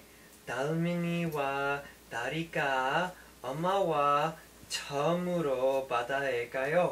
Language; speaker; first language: Korean; non-native, fluent; English